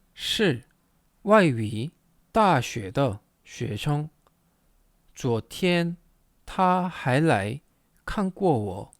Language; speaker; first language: Chinese; non-native, fluent; Korean